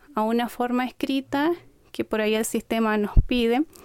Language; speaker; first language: Spanish; non-native, local second language; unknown